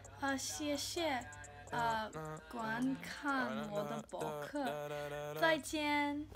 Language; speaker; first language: Chinese; non-native, learner; English